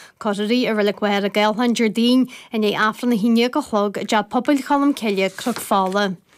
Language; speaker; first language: Irish; native; Irish